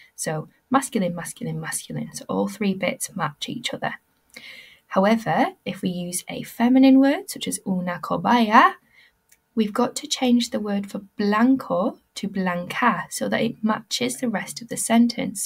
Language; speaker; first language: English; native; English